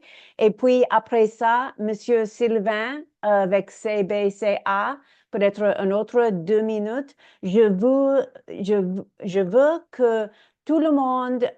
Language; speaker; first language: French; non-native, learner; English